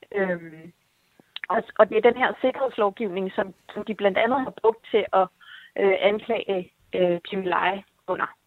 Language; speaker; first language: Danish; native; Danish